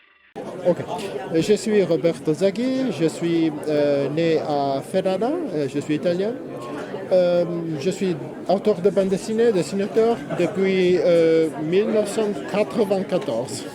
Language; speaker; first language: French; non-native, fluent; Italian